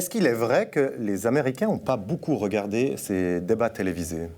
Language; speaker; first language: French; native; French